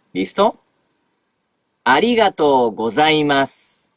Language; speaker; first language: Spanish; non-native, fluent; Japanese